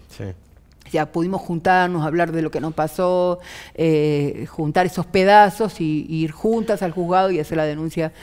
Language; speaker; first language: Spanish; native; Spanish